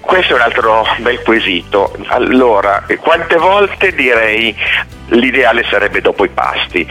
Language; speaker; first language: Italian; native; Italian